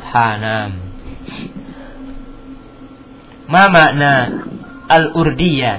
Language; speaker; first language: Arabic; non-native, fluent; Indonesian